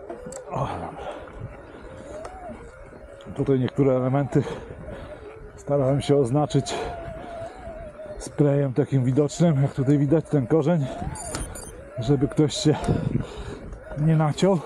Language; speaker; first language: Polish; native; Polish